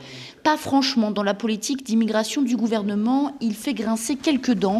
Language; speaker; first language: French; native; French